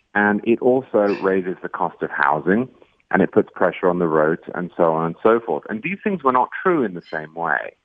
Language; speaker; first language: English; native; English